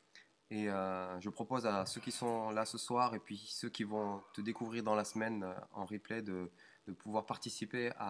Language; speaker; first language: French; native; French